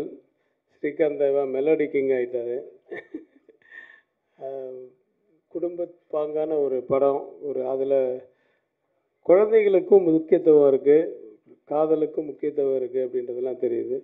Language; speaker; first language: Tamil; native; Tamil